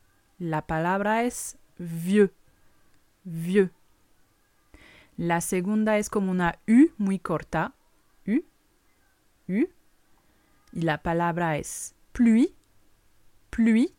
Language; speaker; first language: Spanish; non-native, fluent; French